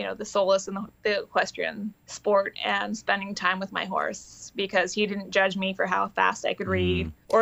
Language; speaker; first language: English; native; English